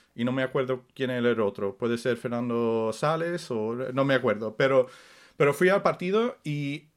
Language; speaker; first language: Spanish; early bilingual, other home language; Swedish